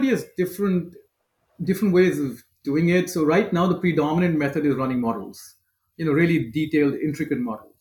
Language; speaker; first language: English; non-native, local second language; Hindi